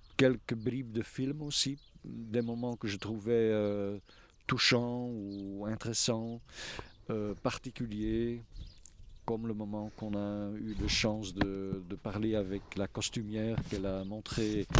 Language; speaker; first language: French; non-native, local second language; Dutch